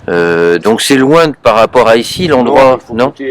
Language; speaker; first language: French; native; French